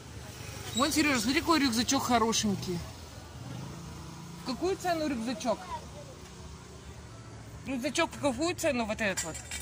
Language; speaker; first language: Russian; native; Russian